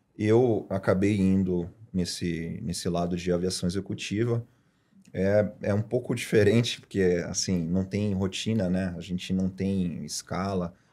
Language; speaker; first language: Portuguese; early bilingual, other home language; German